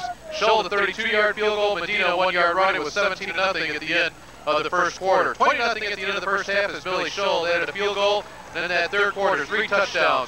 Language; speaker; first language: English; native; English